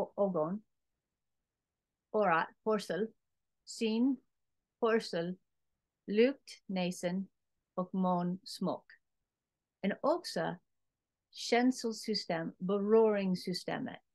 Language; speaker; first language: Swedish; non-native, learner; English